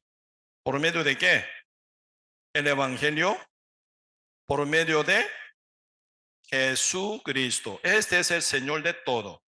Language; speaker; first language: Spanish; non-native, learner; Korean